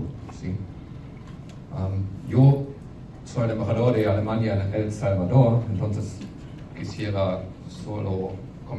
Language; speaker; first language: Spanish; non-native, fluent; German